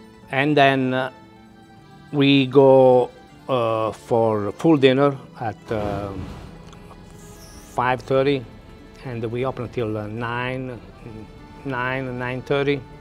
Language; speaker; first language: English; non-native, fluent; Italian